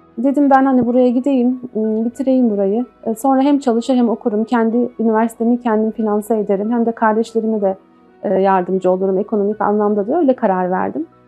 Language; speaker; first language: Turkish; native; Turkish